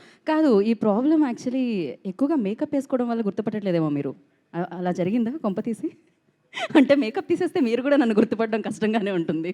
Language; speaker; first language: Telugu; native; Telugu